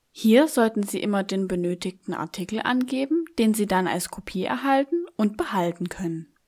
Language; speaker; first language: German; native; German